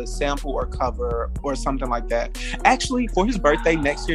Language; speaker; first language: English; native; English